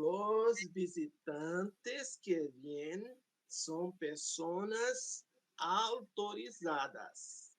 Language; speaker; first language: Spanish; non-native, fluent; Portuguese